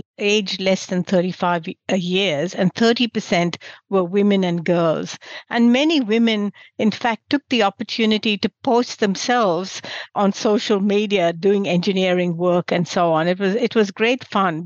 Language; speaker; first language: English; non-native, local second language; Gujarati